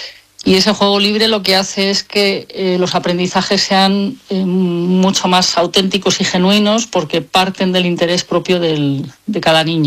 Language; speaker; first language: Spanish; native; Spanish